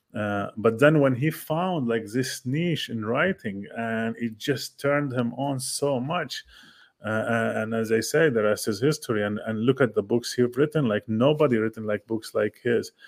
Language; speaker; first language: English; non-native, fluent; Arabic